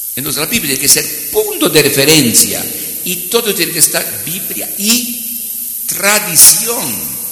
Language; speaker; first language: Spanish; non-native, fluent; Italian